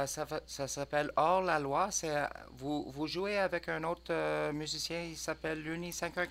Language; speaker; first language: French; non-native, learner; English